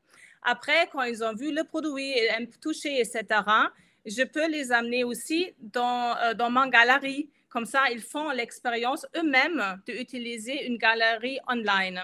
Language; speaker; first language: French; non-native, fluent; German